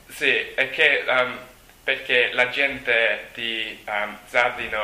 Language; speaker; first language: Italian; non-native, learner; English